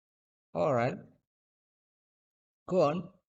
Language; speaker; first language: English; non-native, fluent; Indonesian